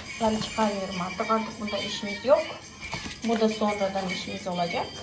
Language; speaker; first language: Turkish; non-native, fluent; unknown